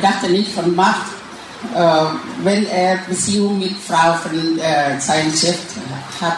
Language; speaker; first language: German; non-native, learner; Thai